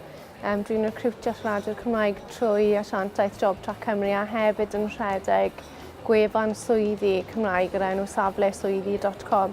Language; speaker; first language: Welsh; non-native, local second language; English